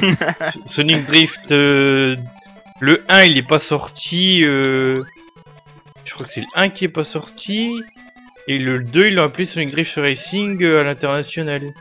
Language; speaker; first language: French; native; French